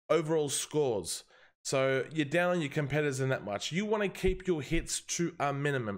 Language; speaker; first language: English; native; English